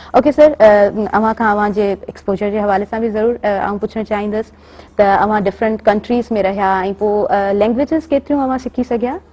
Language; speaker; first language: Sindhi; native; Sindhi